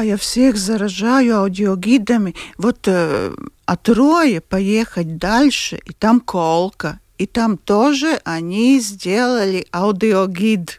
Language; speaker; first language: Russian; non-native, local second language; Latvian